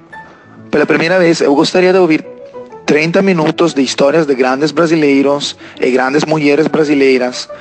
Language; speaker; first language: Portuguese; non-native, learner; Italian